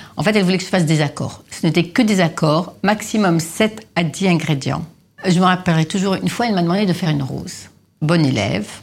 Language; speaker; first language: French; native; French